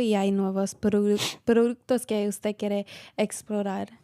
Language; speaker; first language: Spanish; early bilingual, heritage; Spanish